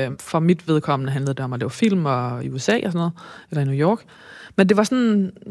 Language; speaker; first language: Danish; native; Danish